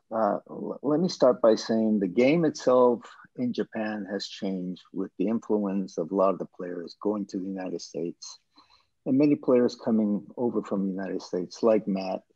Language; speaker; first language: English; non-native, fluent; Japanese